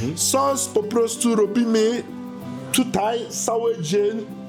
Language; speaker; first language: Polish; non-native, learner; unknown